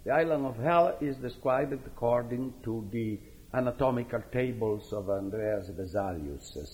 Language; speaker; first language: English; non-native, fluent; Italian